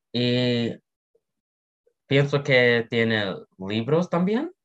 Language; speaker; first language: Spanish; non-native, learner; English